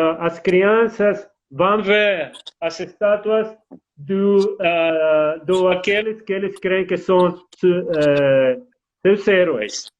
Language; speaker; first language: Portuguese; non-native, fluent; Spanish